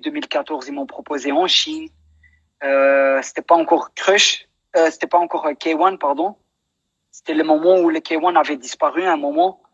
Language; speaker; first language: French; non-native, local second language; Dutch